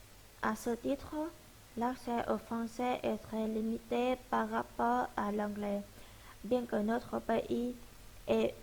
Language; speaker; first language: French; non-native, learner; Vietnamese